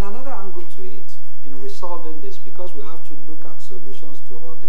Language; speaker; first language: English; non-native, local second language; Yoruba